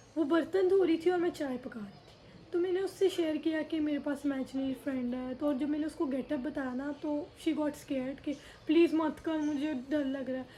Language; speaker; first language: Hindi; early bilingual, heritage; Urdu